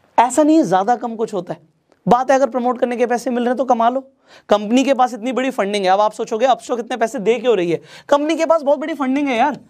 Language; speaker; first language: Hindi; non-native, local second language; Marathi